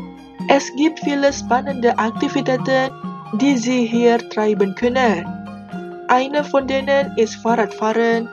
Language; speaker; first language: German; non-native, fluent; Indonesian